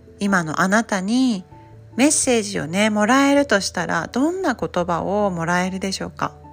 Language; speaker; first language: Japanese; native; Japanese